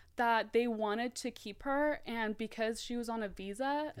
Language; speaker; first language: English; native; English